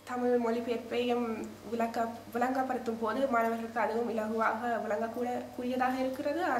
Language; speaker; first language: Tamil; early bilingual, heritage; Tamil